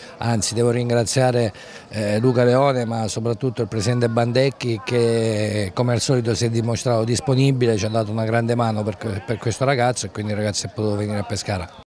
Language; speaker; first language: Italian; native; Italian